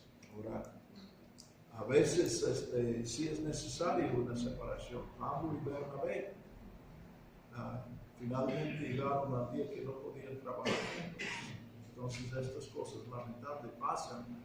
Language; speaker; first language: Spanish; non-native, fluent; English